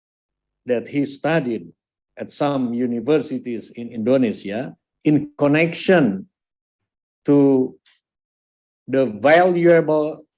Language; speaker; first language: English; non-native, fluent; Indonesian